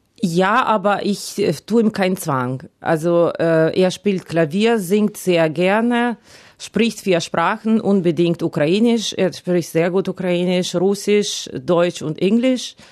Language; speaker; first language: German; non-native, fluent; Ukrainian